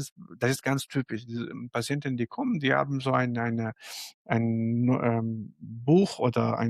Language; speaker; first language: German; non-native, fluent; Arabic